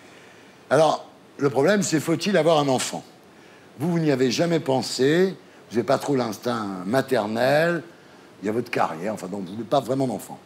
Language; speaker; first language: French; native; French